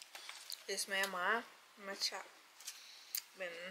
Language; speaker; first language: Danish; non-native, learner; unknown